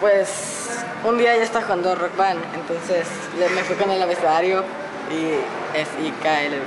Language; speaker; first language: Spanish; native; Spanish